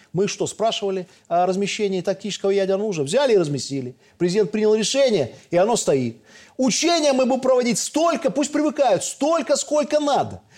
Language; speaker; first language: Russian; native; Russian